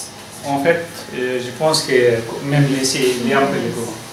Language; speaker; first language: French; non-native, learner; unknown